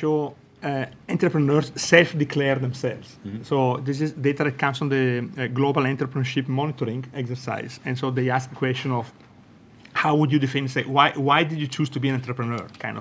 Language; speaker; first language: English; non-native, fluent; Italian